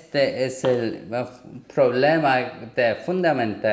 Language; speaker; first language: Spanish; non-native, learner; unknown